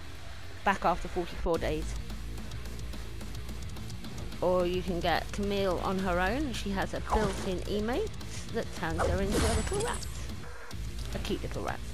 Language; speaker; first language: English; native; English